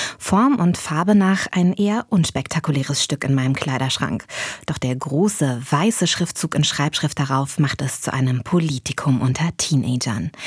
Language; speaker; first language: German; native; German